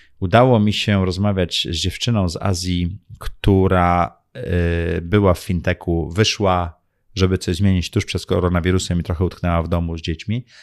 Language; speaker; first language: Polish; early bilingual, heritage; Polish